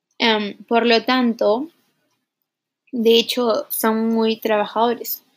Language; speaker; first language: Spanish; early bilingual, heritage; Spanish